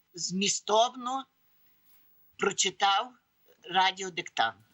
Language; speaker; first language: Ukrainian; native; Ukrainian